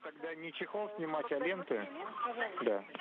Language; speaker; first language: Russian; native; Russian